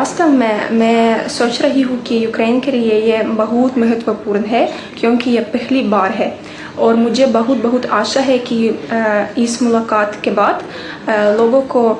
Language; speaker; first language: Hindi; non-native, learner; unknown